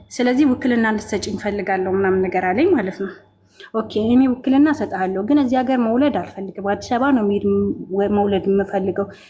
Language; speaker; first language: Amharic; native; Amharic